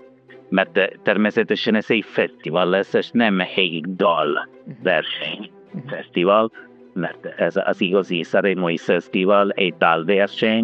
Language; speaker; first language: Hungarian; non-native, fluent; Italian